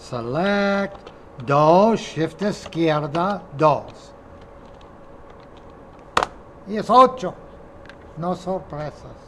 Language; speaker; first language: Spanish; non-native, fluent; English